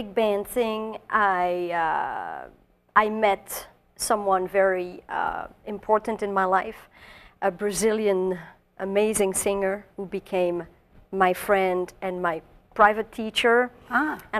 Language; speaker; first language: English; non-native, fluent; French